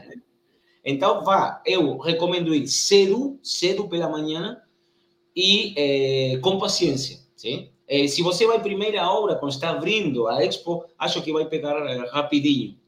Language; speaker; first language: Portuguese; non-native, learner; Spanish